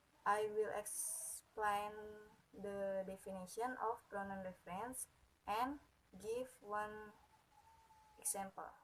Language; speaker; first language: English; non-native, learner; Indonesian